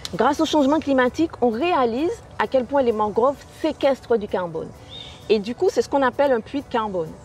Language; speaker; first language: French; native; French